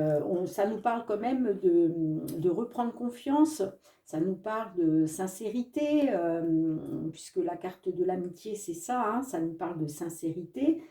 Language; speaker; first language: French; native; French